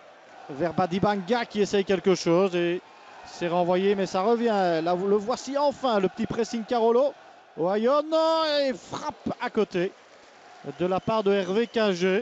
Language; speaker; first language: French; native; French